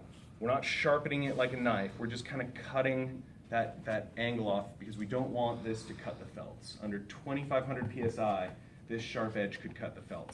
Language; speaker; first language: English; native; English